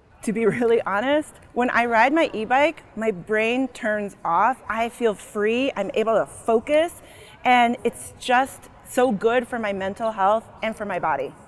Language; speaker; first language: English; early bilingual, other home language; Spanish